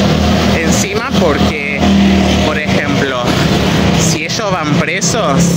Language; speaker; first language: Spanish; non-native, fluent; Portuguese